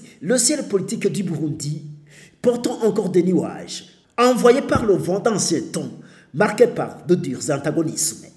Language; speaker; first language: French; non-native, local second language; Rundi